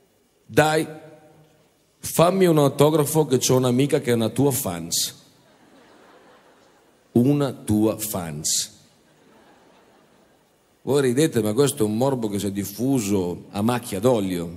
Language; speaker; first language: Italian; native; Italian